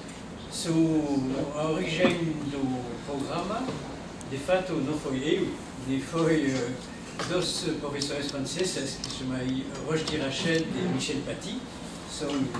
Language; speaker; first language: Portuguese; non-native, learner; French